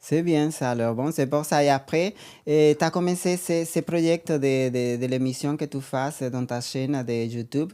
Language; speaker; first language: French; non-native, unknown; Spanish